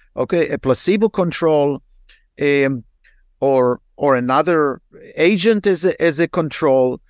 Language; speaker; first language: English; non-native, fluent; Hebrew